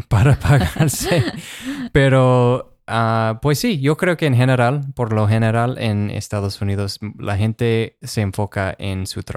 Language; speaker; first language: Spanish; non-native, fluent; English